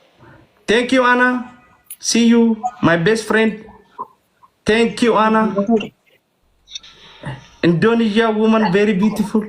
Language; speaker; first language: English; non-native, learner; Oromo